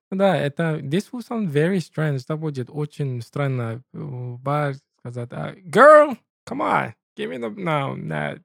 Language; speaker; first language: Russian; non-native, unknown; English